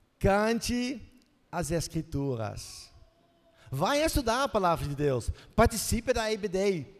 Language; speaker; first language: Portuguese; non-native, fluent; Dutch